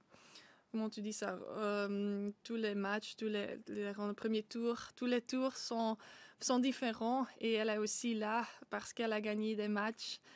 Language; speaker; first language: French; non-native, local second language; Dutch